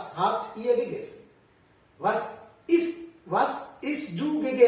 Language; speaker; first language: German; non-native, learner; Sinhala